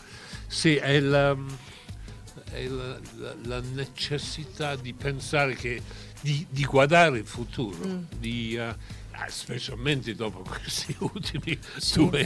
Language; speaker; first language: Italian; non-native, fluent; English